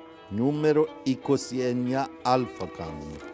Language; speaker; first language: Greek; non-native, fluent; Persian